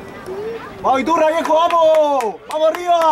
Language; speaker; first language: Spanish; native; Spanish